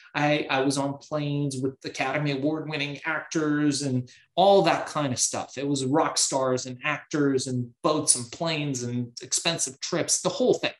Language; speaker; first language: English; early bilingual, other home language; Persian